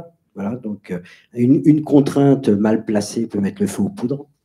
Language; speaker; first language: French; native; French